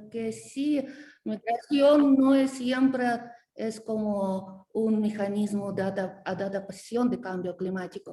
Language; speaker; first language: Spanish; non-native, learner; Russian